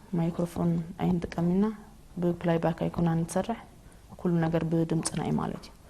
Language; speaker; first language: Tigrinya; early bilingual, heritage; Tigrinya